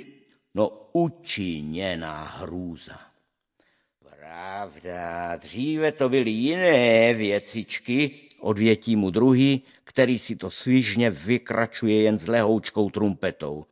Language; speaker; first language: Czech; native; Czech